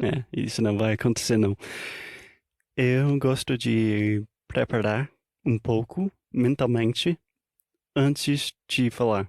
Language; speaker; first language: Portuguese; non-native, fluent; English